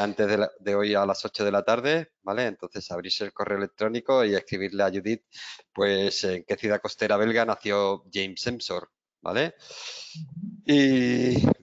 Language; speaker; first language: Spanish; native; Spanish